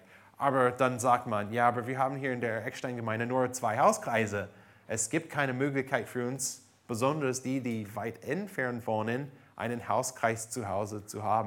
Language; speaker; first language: German; non-native, fluent; English